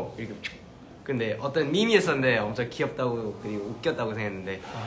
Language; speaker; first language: Korean; early bilingual, heritage; Korean